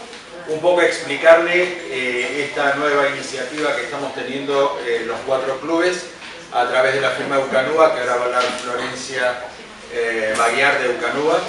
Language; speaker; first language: Spanish; native; Spanish